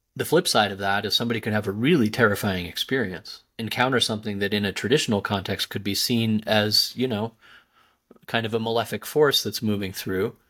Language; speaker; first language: English; native; English